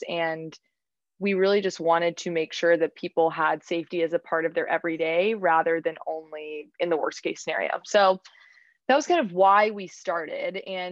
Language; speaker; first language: English; native; English